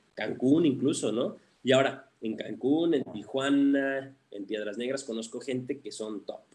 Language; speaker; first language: Spanish; early bilingual, heritage; Spanish